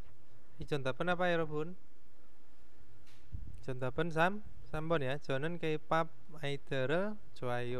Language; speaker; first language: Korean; non-native, fluent; Indonesian